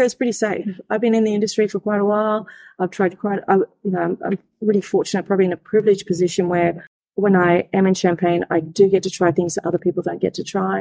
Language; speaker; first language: English; native; English